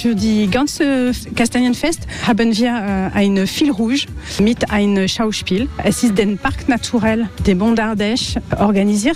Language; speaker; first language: German; non-native, learner; French